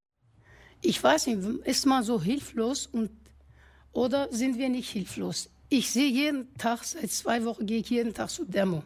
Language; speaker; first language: German; non-native, fluent; Kurdish